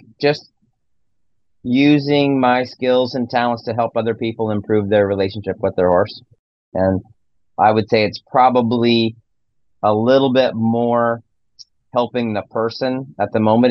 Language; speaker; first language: English; native; English